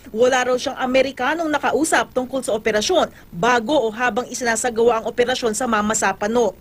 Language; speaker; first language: Filipino; native; Filipino